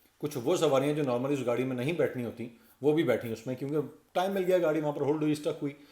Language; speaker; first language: Urdu; non-native, local second language; Punjabi